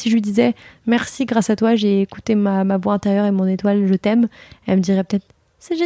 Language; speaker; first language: French; native; French